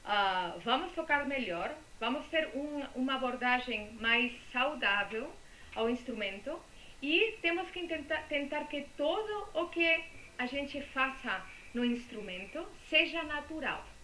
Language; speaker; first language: Portuguese; non-native, fluent; Spanish